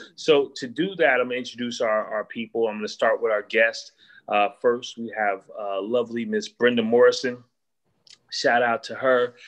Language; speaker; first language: English; native; English